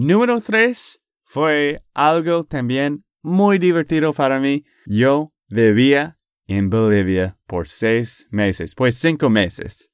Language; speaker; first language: Spanish; non-native, fluent; English